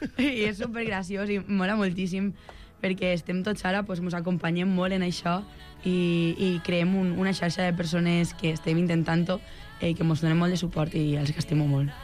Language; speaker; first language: Catalan; native; Catalan